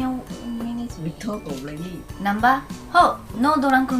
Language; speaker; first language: English; non-native, fluent; Japanese